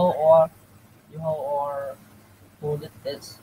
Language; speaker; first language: English; non-native, learner; Vietnamese